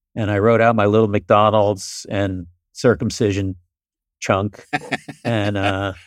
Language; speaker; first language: English; native; English